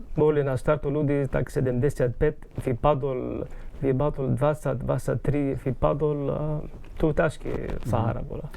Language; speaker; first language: Slovak; non-native, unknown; Arabic